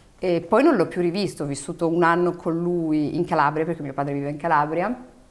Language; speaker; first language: Italian; early bilingual, other home language; Arabic